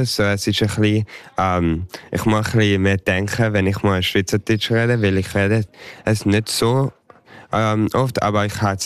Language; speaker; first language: German; early bilingual, heritage; English